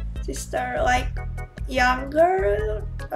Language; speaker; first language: English; non-native, learner; Indonesian